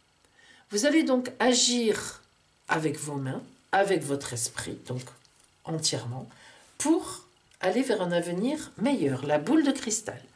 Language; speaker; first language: French; native; French